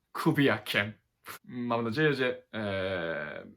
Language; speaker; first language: Polish; non-native, fluent; Japanese